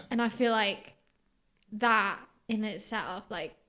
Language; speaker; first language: English; early bilingual, other home language; Greek